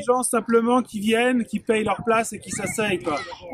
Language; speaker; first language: French; native; French